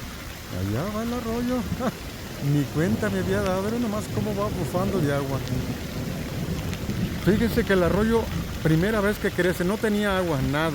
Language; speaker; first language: Spanish; native; Spanish